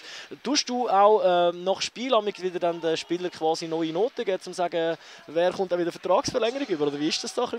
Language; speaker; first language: German; native; German